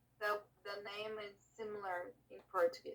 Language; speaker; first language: English; non-native, learner; Portuguese